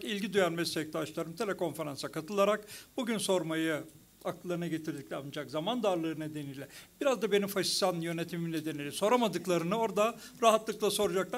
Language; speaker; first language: Turkish; native; Turkish